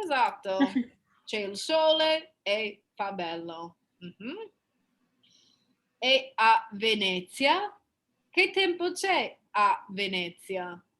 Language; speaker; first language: Italian; non-native, fluent; English